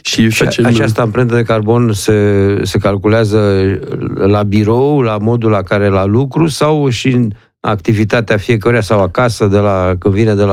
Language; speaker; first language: Romanian; native; Romanian